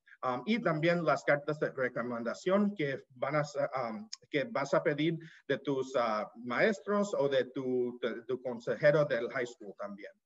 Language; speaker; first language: Spanish; early bilingual, heritage; Spanish